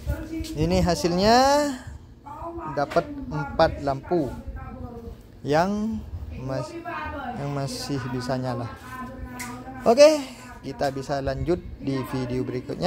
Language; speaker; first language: Indonesian; native; Indonesian